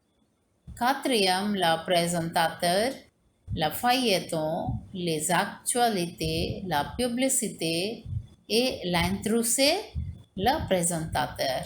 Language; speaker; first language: French; non-native, learner; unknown